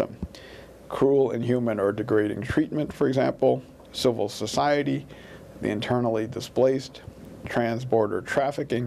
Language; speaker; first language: English; native; English